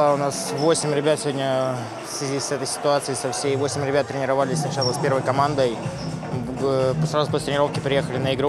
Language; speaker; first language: Russian; native; Russian